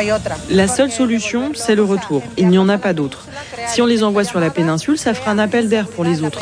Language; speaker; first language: French; native; French